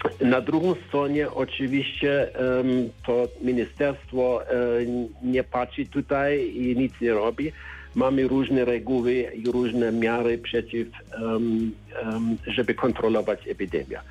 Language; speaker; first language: Polish; non-native, learner; German